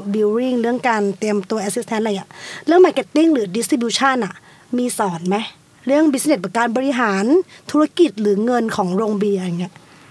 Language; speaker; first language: Thai; native; Thai